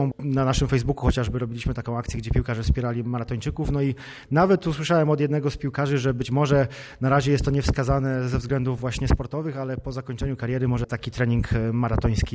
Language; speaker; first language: Polish; native; Polish